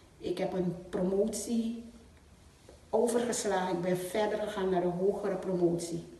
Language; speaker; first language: Dutch; native; Dutch